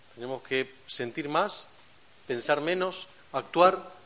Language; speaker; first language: Spanish; native; Spanish